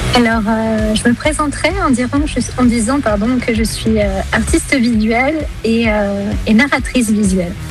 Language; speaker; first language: French; early bilingual, other home language; Spanish